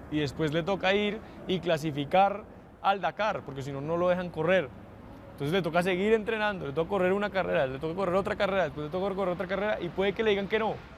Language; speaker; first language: Spanish; native; Spanish